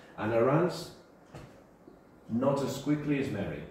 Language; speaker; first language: English; non-native, fluent; Spanish